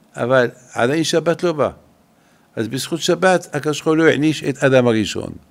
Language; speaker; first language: Hebrew; non-native, fluent; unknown